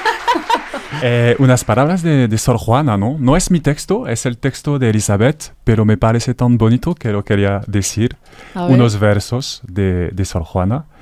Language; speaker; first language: Spanish; non-native, fluent; French